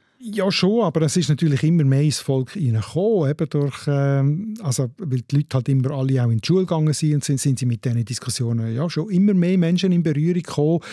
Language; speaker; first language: German; native; German